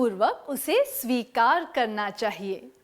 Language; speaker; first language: Hindi; native; Hindi